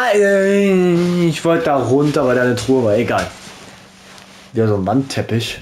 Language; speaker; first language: German; native; German